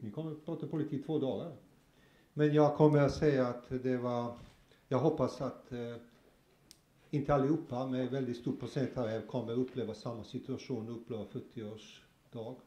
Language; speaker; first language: Swedish; non-native, fluent; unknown